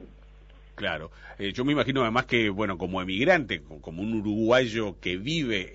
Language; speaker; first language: Spanish; native; Spanish